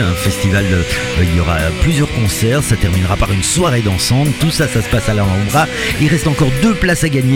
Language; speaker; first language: French; native; French